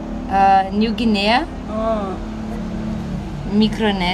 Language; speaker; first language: English; non-native, fluent; Portuguese